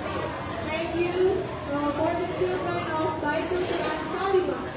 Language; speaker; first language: English; non-native, fluent; Indonesian